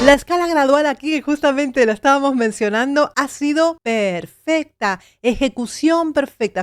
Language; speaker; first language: Spanish; native; Spanish